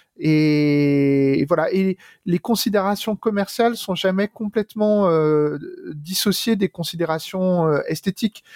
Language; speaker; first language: French; native; French